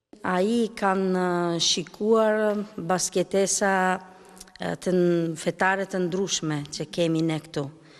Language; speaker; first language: Albanian; non-native, learner; Italian